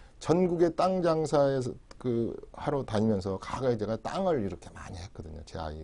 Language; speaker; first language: Korean; native; Korean